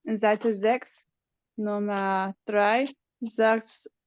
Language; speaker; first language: German; non-native, learner; English